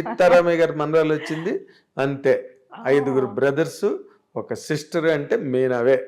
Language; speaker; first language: Telugu; native; Telugu